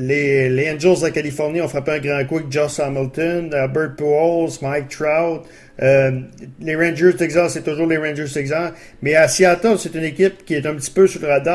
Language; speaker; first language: French; native; French